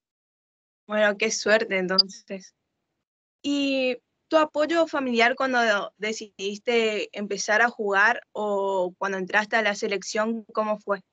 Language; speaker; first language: Spanish; native; Spanish